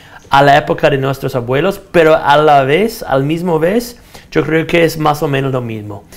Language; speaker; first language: Spanish; non-native, fluent; English